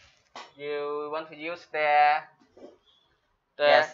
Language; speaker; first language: English; non-native, learner; Chinese